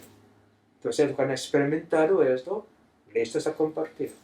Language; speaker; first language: Spanish; non-native, fluent; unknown